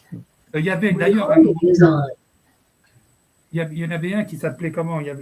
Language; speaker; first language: French; native; French